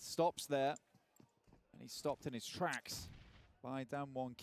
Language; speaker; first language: English; native; English